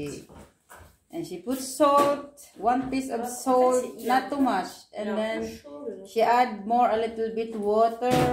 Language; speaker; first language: English; non-native, learner; Filipino